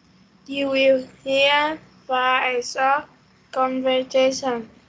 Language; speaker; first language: English; non-native, learner; Vietnamese